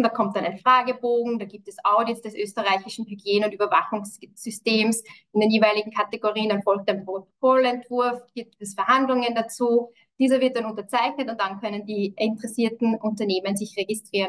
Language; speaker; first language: German; native; German